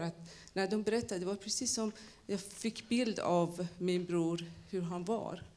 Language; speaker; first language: Swedish; non-native, fluent; Persian